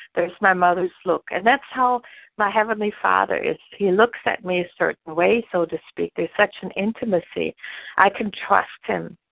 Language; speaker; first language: English; non-native, fluent; German